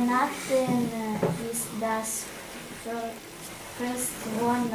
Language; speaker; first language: German; non-native, learner; Russian